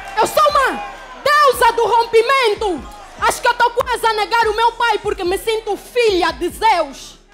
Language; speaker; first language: Portuguese; native; Portuguese